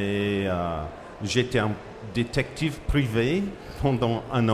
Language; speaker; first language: French; non-native, fluent; English